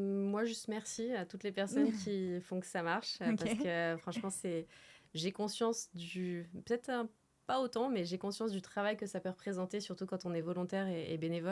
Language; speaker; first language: French; native; French